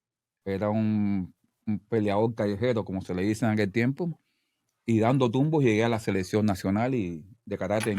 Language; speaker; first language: Spanish; native; Spanish